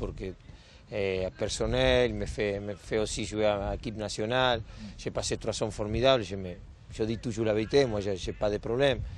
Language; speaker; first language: French; non-native, learner; Spanish